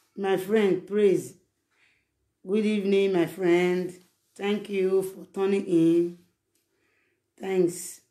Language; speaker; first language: Nigerian Pidgin; non-native, local second language; Bini